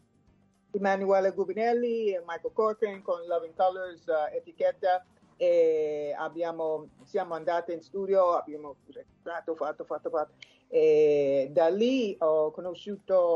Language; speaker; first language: Italian; non-native, fluent; English